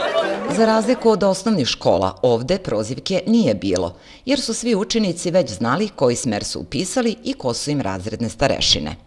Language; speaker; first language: Serbian; native; Serbian